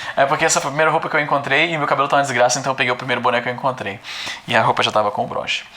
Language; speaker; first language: Portuguese; native; Portuguese